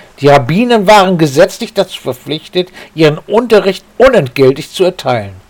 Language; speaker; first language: German; native; German